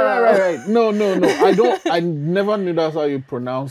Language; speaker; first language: English; native; English